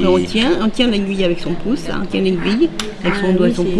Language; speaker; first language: French; native; French